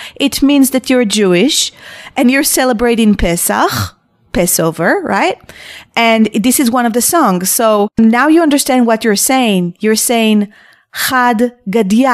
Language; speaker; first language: English; non-native, fluent; Hebrew